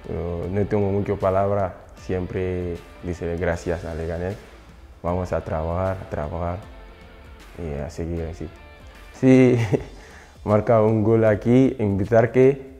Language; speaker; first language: Spanish; non-native, learner; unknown